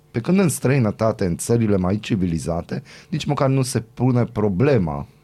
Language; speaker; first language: Romanian; non-native, local second language; Hungarian